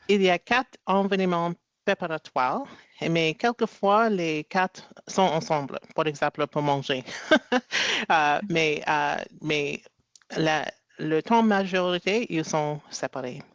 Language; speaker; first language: French; non-native, learner; English